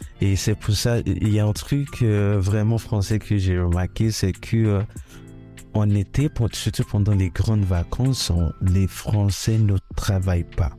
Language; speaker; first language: French; non-native, fluent; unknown